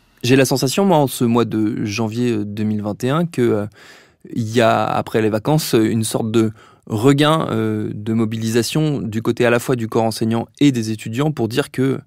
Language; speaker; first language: French; native; French